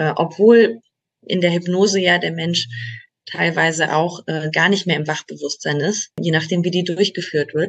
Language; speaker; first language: German; native; German